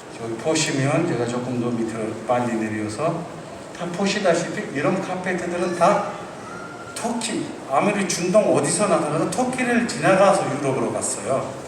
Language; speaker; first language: Korean; non-native, fluent; Turkish